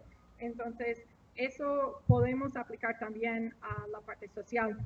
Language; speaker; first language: Spanish; non-native, fluent; English